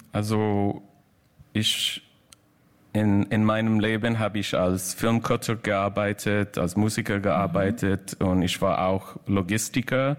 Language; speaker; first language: German; non-native, learner; English